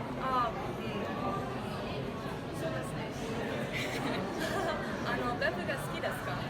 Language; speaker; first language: Japanese; non-native, learner; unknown